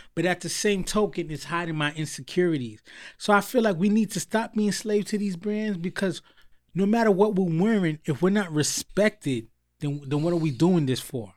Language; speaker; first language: English; native; English